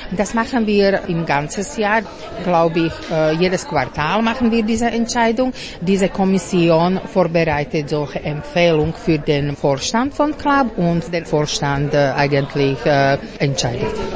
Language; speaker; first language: German; non-native, fluent; Slovak